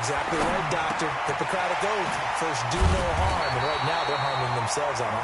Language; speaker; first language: English; native; English